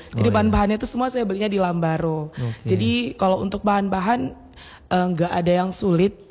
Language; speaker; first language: Indonesian; native; Indonesian